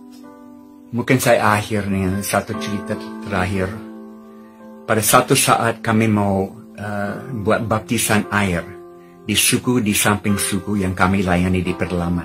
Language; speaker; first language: Indonesian; non-native, fluent; English